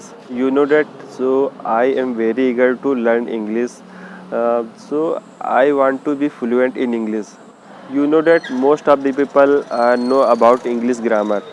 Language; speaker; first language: English; non-native, learner; Hindi